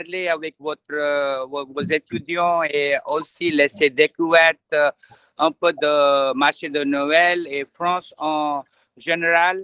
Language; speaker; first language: French; non-native, fluent; Hindi